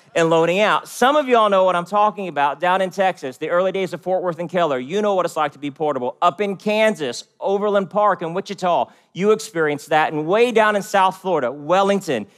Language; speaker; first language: English; native; English